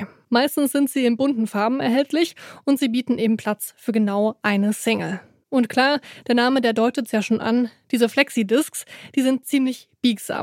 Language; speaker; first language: German; native; German